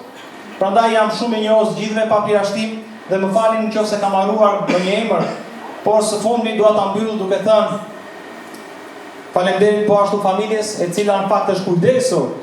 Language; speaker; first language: Albanian; native; Albanian